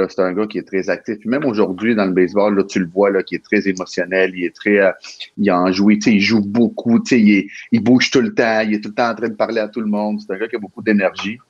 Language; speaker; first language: French; early bilingual, other home language; Spanish